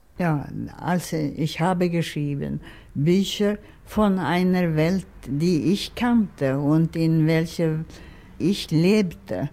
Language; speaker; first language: German; non-native, fluent; Swedish